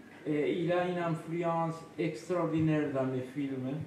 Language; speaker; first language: French; non-native, fluent; Spanish